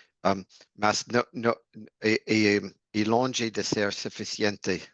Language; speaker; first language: Portuguese; non-native, learner; English